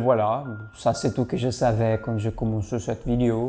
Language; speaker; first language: French; non-native, learner; Portuguese